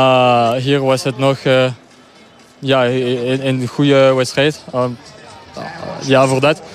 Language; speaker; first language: Dutch; non-native, local second language; French